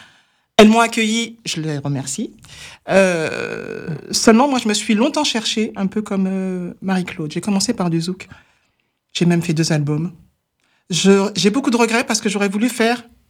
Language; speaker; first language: French; native; French